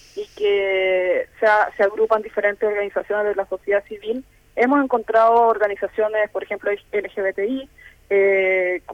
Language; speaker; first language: Spanish; native; Spanish